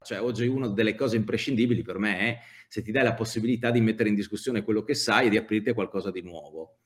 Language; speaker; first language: Italian; native; Italian